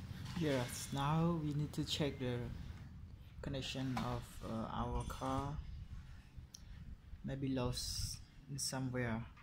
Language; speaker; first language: English; non-native, learner; Khmer